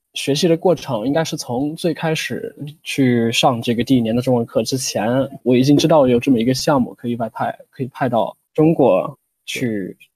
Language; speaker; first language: Chinese; non-native, fluent; English